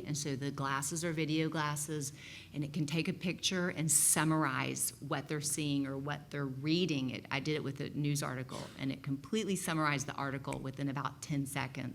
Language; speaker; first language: English; native; English